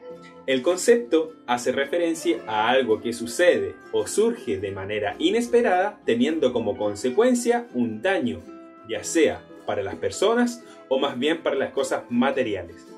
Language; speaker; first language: Spanish; native; Spanish